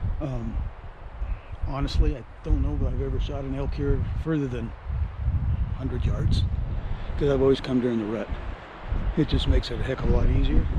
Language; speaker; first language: English; native; English